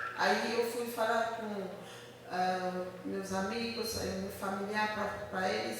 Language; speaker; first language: Portuguese; non-native, learner; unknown